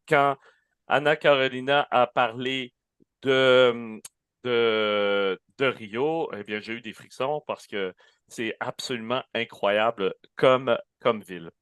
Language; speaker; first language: French; native; French